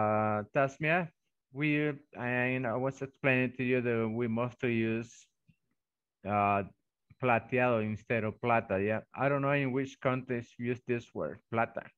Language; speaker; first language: English; non-native, fluent; Spanish